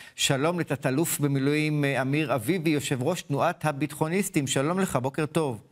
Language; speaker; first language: Hebrew; native; Hebrew